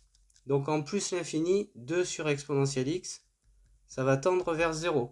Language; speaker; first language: French; native; French